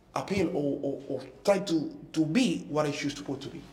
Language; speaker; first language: English; non-native, learner; Spanish